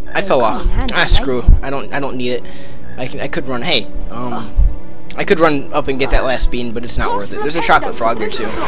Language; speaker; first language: English; native; English